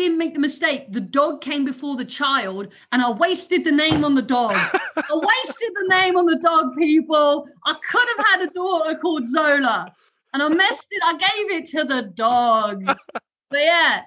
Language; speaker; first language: English; non-native, local second language; German